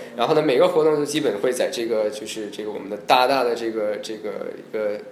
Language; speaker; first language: Chinese; early bilingual, heritage; Chinese